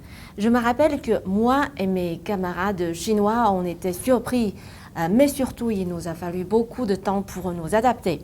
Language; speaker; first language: French; non-native, fluent; Chinese